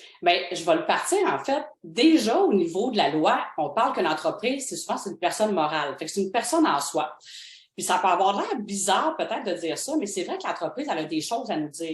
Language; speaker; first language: French; native; French